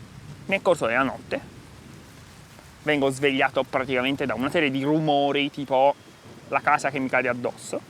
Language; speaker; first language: Italian; native; Italian